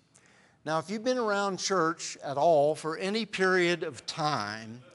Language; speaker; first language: English; native; English